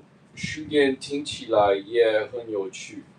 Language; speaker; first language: Chinese; non-native, learner; English